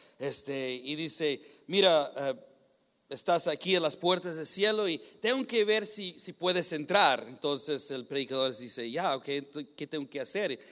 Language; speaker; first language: Spanish; non-native, fluent; English